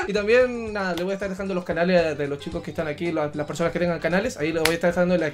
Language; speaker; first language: Spanish; native; Spanish